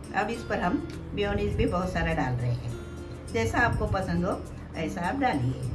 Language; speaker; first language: Hindi; non-native, local second language; Marathi